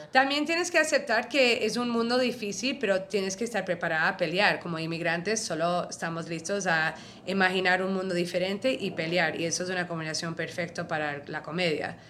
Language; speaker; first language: Spanish; early bilingual, heritage; Spanish